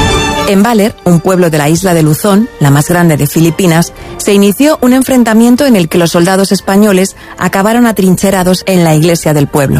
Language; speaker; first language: Spanish; native; Spanish